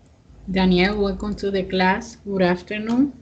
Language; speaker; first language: English; non-native, fluent; Spanish